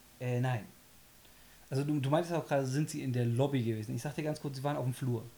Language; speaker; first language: German; early bilingual, other home language; Polish